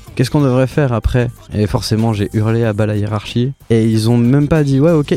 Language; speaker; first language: French; native; French